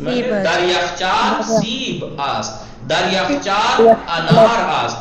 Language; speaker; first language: Persian; non-native, fluent; Urdu